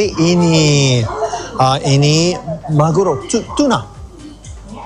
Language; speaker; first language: Indonesian; non-native, fluent; Japanese